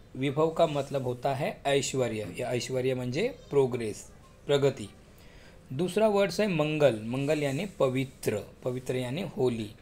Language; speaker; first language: Hindi; non-native, local second language; Marathi